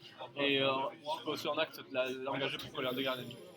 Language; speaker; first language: French; native; French